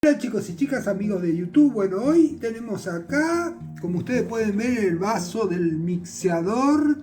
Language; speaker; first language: Spanish; native; Spanish